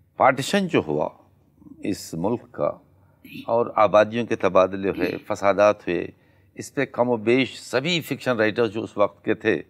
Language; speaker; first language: Urdu; native; Urdu